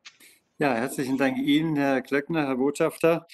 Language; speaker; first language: German; non-native, local second language; Luxembourgish